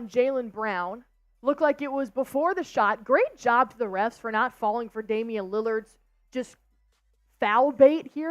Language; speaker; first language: English; native; English